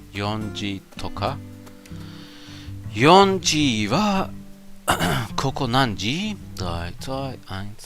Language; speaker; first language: Japanese; non-native, learner; German